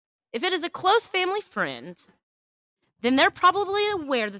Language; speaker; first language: English; native; English